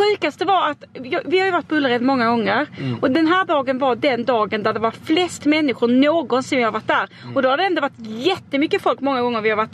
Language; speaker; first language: Swedish; native; Swedish